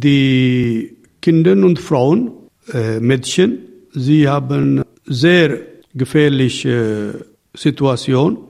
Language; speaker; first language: German; non-native, learner; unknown